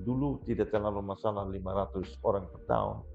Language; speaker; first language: Indonesian; non-native, fluent; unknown